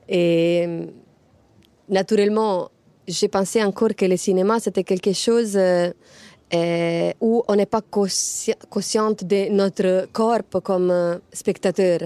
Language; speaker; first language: French; non-native, fluent; Italian